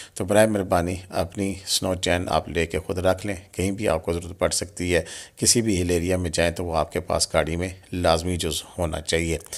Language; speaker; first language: Urdu; non-native, local second language; Pahari-Potwari